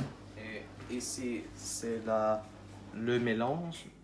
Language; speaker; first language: French; non-native, learner; English